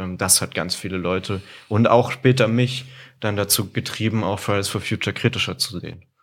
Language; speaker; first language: German; native; German